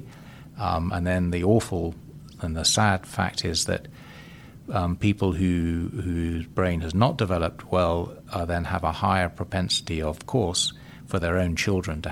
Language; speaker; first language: English; native; English